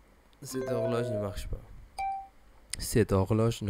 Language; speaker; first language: French; non-native, learner; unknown